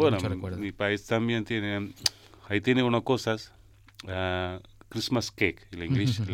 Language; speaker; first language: Spanish; non-native, learner; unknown